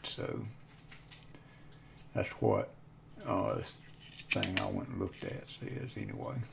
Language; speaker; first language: English; native; English